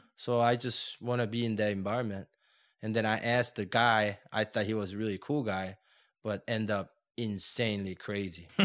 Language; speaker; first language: English; non-native, fluent; Korean